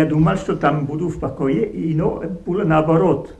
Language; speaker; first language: Russian; non-native, learner; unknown